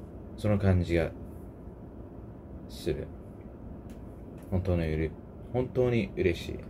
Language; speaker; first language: Japanese; non-native, learner; English